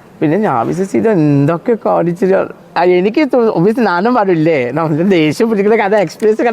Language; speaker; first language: Malayalam; non-native, local second language; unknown